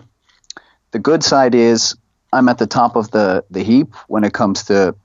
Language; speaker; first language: English; native; English